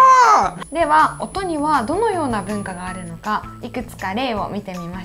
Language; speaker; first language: Japanese; native; Japanese